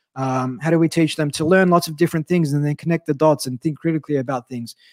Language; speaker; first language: English; native; English